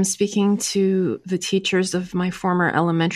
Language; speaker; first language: English; early bilingual, other home language; Chinese